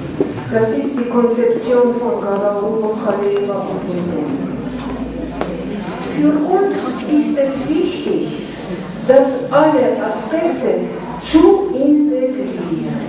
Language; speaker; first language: German; non-native, fluent; Armenian